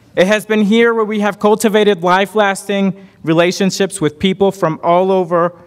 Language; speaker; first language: English; early bilingual, other home language; Spanish